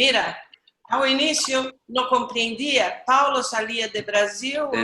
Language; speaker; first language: Portuguese; non-native, learner; Spanish